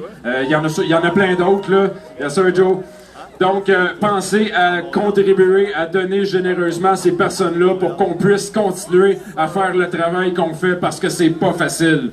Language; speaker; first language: French; native; French